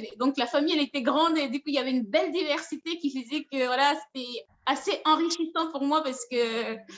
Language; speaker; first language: French; non-native, local second language; Dyula